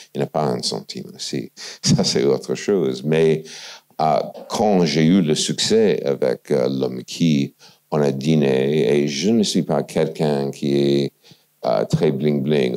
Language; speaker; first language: French; non-native, fluent; English